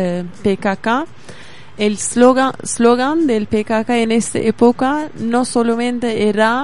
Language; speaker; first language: Spanish; non-native, fluent; Kurdish